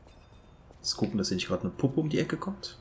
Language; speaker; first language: German; native; German